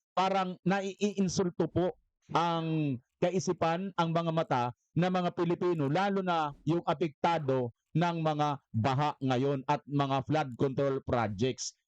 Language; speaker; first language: Filipino; non-native, local second language; Waray